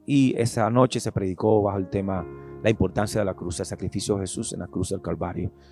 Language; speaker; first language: Spanish; native; Spanish